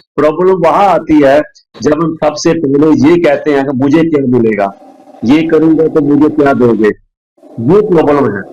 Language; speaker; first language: Hindi; non-native, local second language; Punjabi